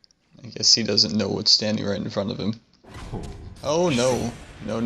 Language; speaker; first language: English; native; English